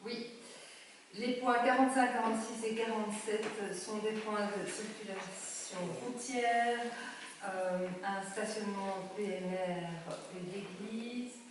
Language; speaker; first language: French; native; French